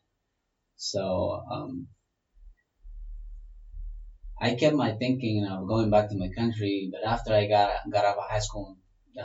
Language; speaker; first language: English; non-native, fluent; Spanish